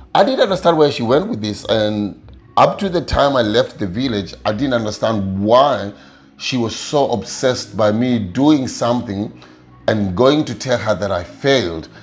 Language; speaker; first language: English; non-native, local second language; Luyia